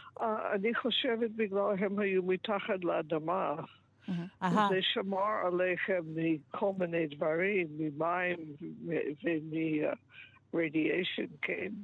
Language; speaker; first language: Hebrew; non-native, fluent; English